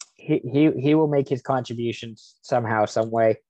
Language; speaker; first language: English; native; English